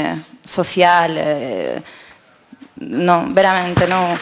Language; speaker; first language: Italian; non-native, fluent; Spanish